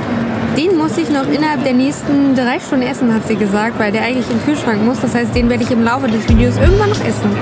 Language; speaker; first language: German; native; German